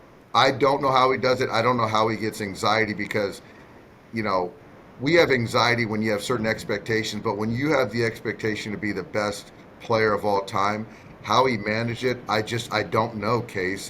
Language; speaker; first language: English; native; English